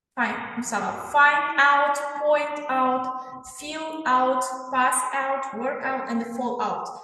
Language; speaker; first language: English; non-native, fluent; Kazakh